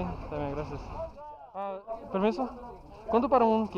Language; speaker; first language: Spanish; non-native, learner; English